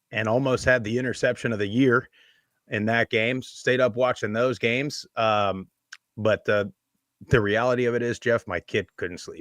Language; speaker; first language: English; native; English